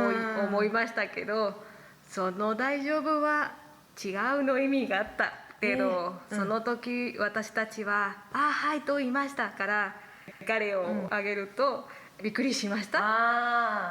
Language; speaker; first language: Japanese; non-native, learner; Spanish